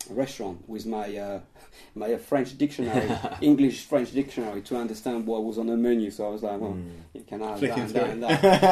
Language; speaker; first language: English; non-native, fluent; French